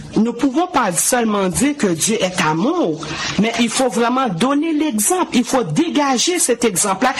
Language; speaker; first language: French; non-native, local second language; Haitian Creole